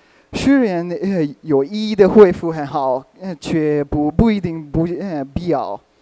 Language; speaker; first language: Chinese; non-native, learner; Hungarian